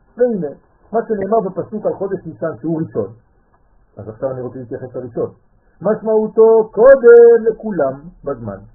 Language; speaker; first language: Hebrew; non-native, fluent; French